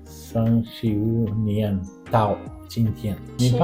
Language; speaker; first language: Chinese; non-native, learner; Portuguese